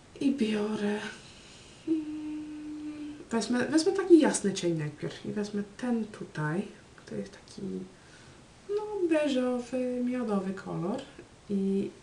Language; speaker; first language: Polish; early bilingual, heritage; Polish